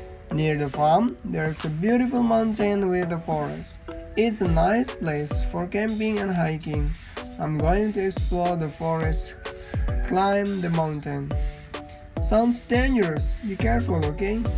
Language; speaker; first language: English; non-native, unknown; Indonesian